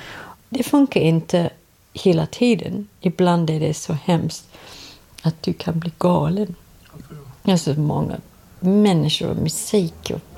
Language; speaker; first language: Swedish; non-native, fluent; English